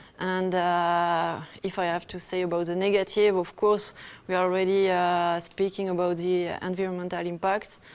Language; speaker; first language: English; non-native, fluent; French